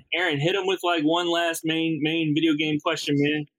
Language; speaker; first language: English; native; English